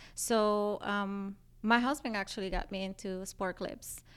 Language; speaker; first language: English; non-native, fluent; Spanish